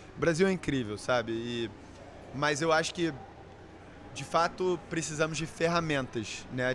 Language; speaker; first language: Portuguese; early bilingual, heritage; Portuguese